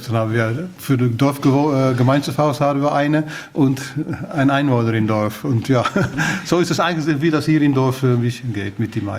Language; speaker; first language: German; non-native, learner; Dutch